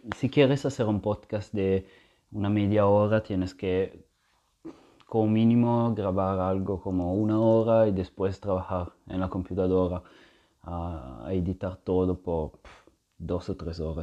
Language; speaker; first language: Spanish; non-native, fluent; Italian